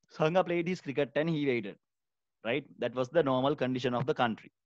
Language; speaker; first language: English; non-native, local second language; Sinhala